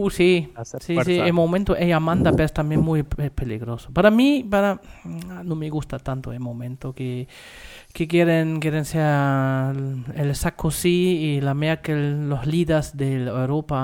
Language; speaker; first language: Spanish; non-native, fluent; German